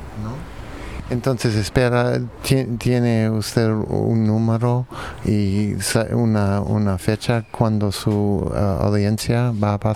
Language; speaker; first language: Spanish; non-native, fluent; English